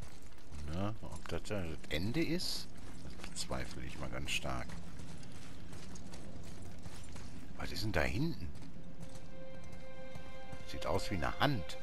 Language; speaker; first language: German; native; German